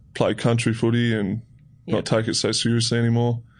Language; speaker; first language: English; native; English